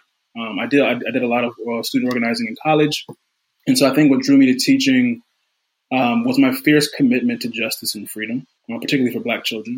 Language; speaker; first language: English; native; English